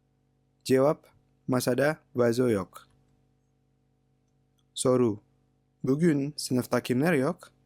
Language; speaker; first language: Turkish; non-native, fluent; Indonesian